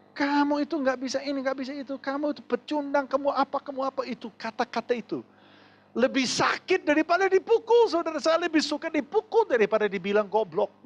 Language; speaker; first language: Indonesian; non-native, fluent; English